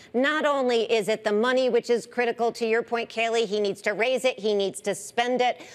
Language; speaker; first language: English; native; English